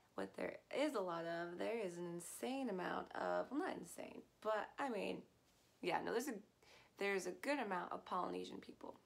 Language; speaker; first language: English; native; English